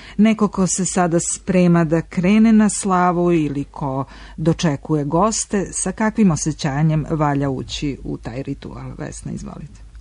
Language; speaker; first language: Serbian; native; Serbian